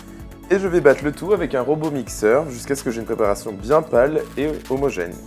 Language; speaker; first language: French; native; French